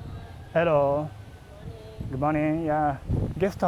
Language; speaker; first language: English; non-native, learner; Japanese